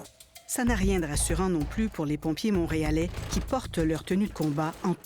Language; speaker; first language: French; native; French